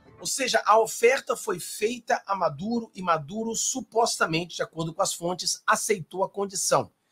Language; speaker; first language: Portuguese; non-native, fluent; Spanish